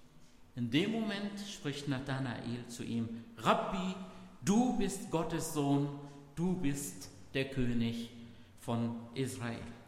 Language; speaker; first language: German; non-native, fluent; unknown